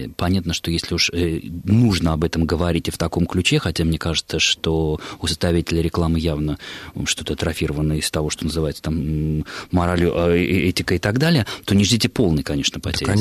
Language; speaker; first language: Russian; native; Russian